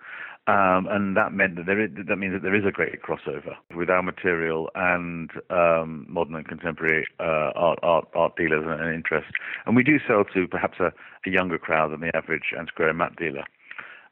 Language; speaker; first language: English; native; English